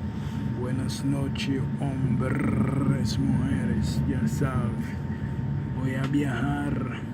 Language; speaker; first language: Spanish; non-native, fluent; Haitian Creole